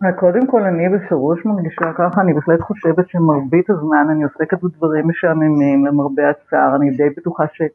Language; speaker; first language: Hebrew; native; Hebrew